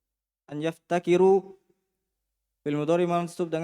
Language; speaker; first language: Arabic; non-native, learner; Indonesian